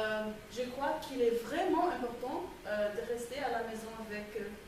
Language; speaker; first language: French; non-native, learner; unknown